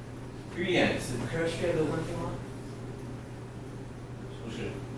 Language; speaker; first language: Chinese; non-native, learner; English